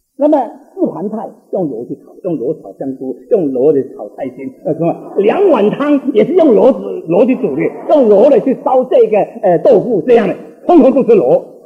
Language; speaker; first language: Chinese; native; Chinese